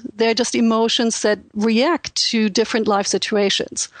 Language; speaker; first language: English; non-native, fluent; German